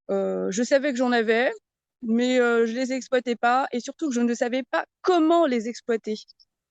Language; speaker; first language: French; native; French